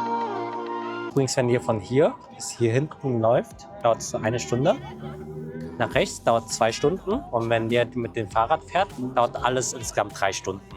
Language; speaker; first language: German; native; German